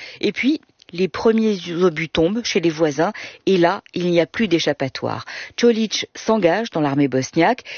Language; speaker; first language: French; native; French